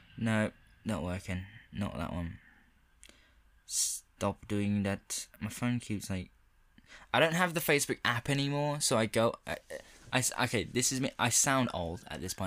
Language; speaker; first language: English; native; English